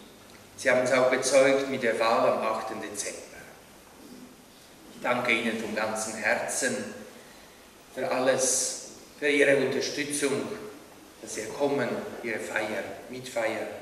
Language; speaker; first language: German; non-native, fluent; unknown